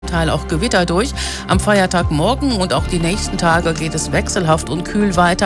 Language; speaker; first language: German; native; German